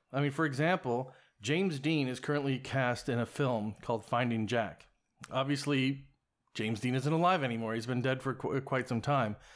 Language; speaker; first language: English; native; English